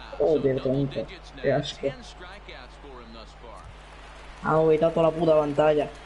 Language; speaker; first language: Spanish; native; Spanish